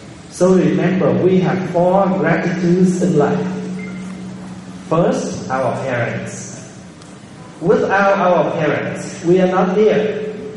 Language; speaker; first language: English; non-native, fluent; Vietnamese